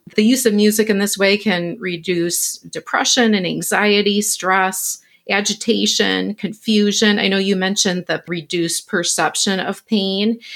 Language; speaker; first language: English; native; English